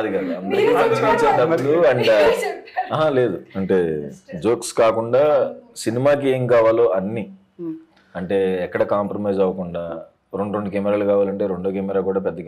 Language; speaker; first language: Telugu; native; Telugu